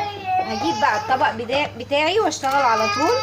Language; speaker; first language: Arabic; native; Arabic